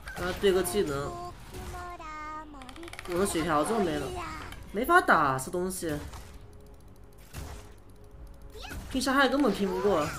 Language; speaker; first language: Chinese; native; Chinese